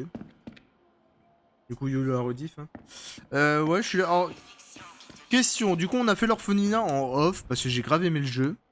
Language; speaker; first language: French; native; French